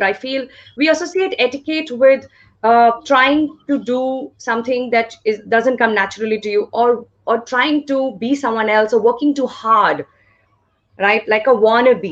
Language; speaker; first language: English; non-native, local second language; Hindi